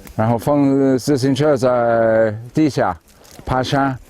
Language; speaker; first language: Chinese; non-native, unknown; English